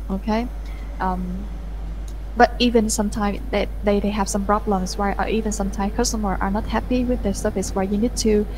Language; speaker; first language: English; non-native, fluent; Vietnamese